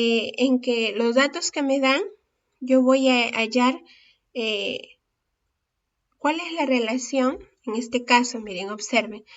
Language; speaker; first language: Spanish; native; Spanish